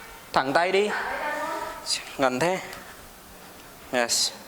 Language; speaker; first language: Vietnamese; non-native, learner; Hindi